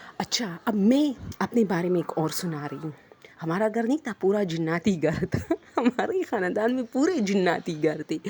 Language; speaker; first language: Urdu; non-native, local second language; Punjabi